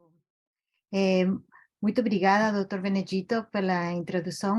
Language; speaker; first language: Portuguese; non-native, fluent; Spanish